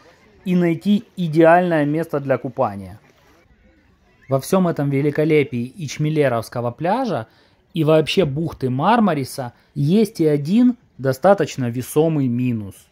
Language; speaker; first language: Russian; native; Russian